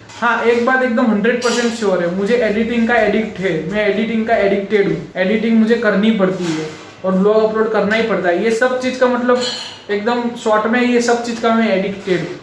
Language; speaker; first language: Hindi; non-native, local second language; Marathi